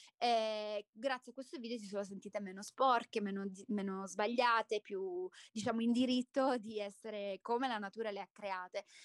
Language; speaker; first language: Italian; native; Italian